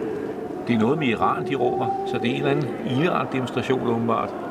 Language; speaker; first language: Danish; native; Danish